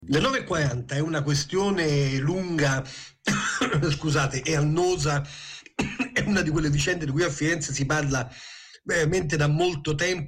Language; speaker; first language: Italian; native; Italian